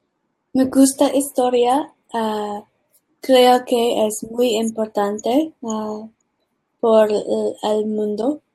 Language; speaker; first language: Spanish; early bilingual, heritage; English